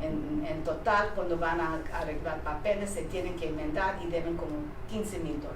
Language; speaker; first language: Spanish; early bilingual, heritage; Spanish